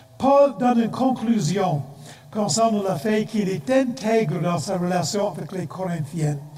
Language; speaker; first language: French; non-native, fluent; English